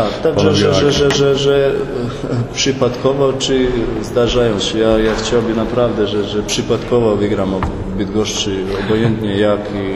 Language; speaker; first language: Polish; non-native, fluent; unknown